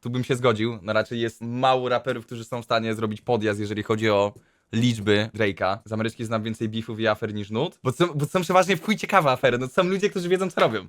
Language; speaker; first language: Polish; native; Polish